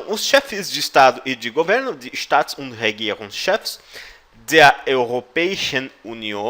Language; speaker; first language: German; non-native, fluent; Portuguese